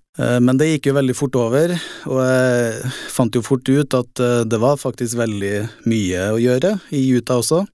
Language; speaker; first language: Norwegian; native; Norwegian